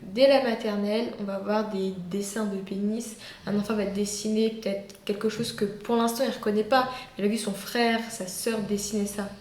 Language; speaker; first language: French; native; French